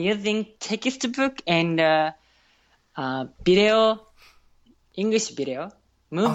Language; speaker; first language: English; non-native, learner; Japanese